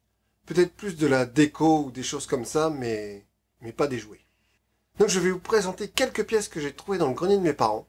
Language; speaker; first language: French; native; French